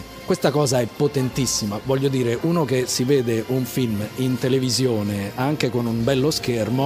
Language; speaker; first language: Italian; native; Italian